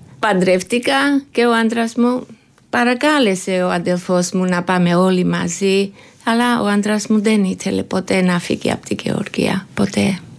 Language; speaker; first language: Greek; non-native, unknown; Georgian